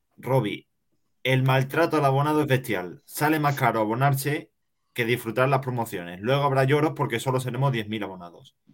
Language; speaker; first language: Spanish; native; Spanish